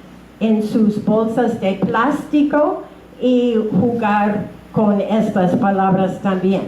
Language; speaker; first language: Spanish; non-native, fluent; English